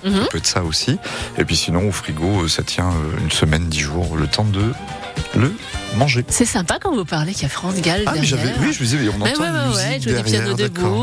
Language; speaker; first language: French; native; French